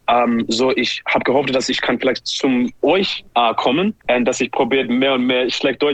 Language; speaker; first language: German; non-native, learner; English